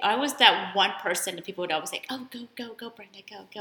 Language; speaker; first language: English; early bilingual, other home language; Spanish